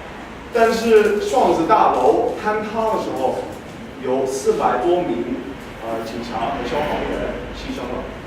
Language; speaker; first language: Chinese; non-native, fluent; English